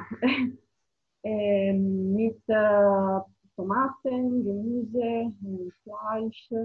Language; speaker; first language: German; non-native, learner; Italian